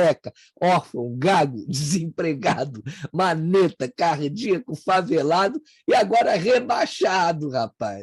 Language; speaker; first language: Portuguese; native; Portuguese